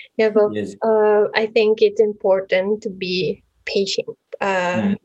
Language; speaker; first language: English; non-native, fluent; Japanese